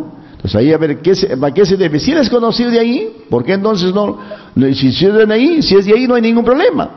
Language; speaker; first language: Spanish; native; Spanish